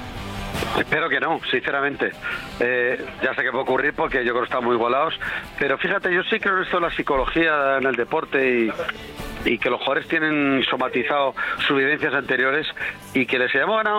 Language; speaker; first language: Spanish; native; Spanish